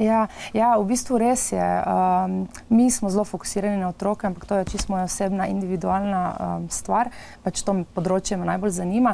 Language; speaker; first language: Slovenian; native; Slovenian